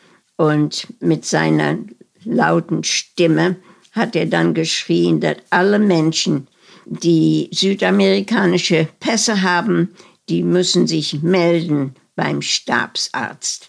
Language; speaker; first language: German; early bilingual, heritage; German